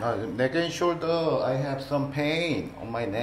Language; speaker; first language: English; non-native, learner; Korean